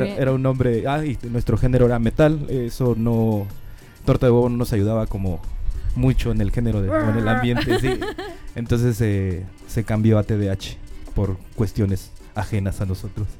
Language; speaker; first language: Spanish; native; Spanish